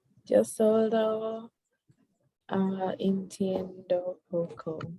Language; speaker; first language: Spanish; non-native, learner; English